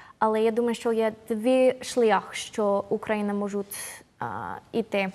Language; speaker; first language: Ukrainian; non-native, learner; English